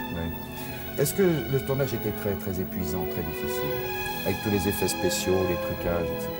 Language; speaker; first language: French; native; French